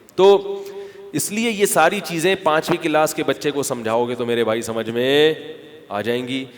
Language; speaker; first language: Urdu; native; Urdu